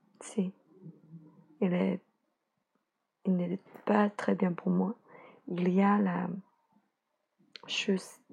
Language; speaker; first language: French; non-native, learner; Chinese